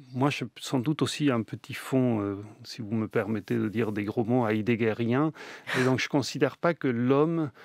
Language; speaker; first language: French; early bilingual, other home language; Spanish